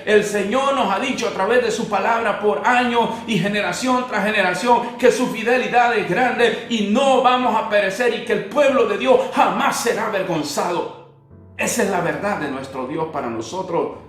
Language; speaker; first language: Spanish; native; Spanish